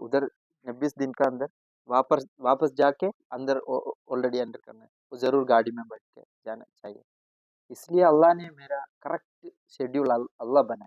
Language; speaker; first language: Hindi; non-native, local second language; Malayalam